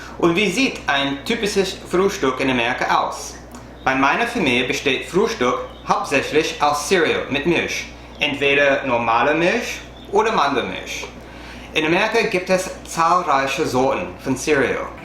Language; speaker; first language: German; non-native, learner; English